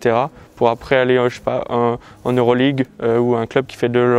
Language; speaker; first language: French; native; French